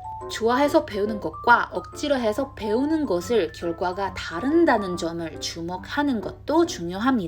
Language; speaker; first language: Korean; non-native, learner; Indonesian